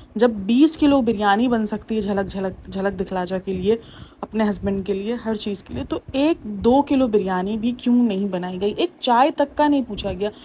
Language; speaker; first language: Urdu; native; Urdu